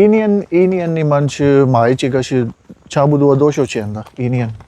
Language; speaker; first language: Chinese; non-native, learner; Urdu